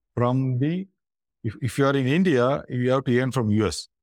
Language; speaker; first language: English; non-native, local second language; Tamil